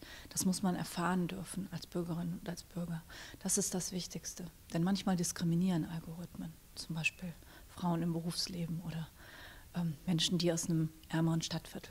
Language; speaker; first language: German; native; German